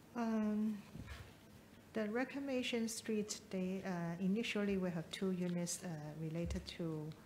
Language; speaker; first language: English; non-native, local second language; Chinese